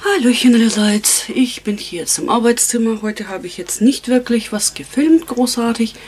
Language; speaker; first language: German; non-native, fluent; Russian